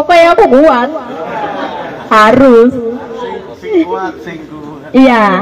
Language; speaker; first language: Indonesian; non-native, fluent; Filipino